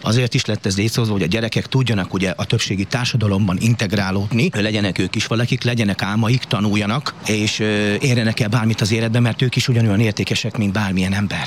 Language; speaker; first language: Hungarian; native; Hungarian